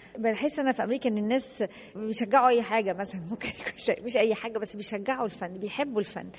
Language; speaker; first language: Arabic; native; Arabic